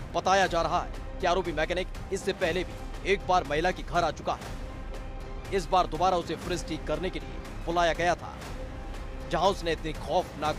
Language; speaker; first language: Hindi; native; Hindi